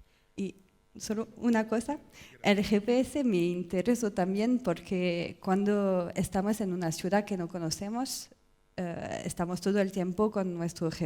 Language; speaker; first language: Spanish; non-native, learner; French